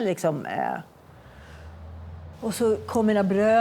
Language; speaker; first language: Swedish; native; Swedish